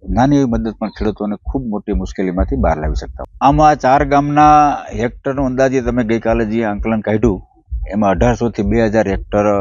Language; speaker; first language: Gujarati; native; Gujarati